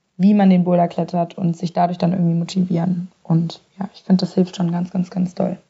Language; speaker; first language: German; native; German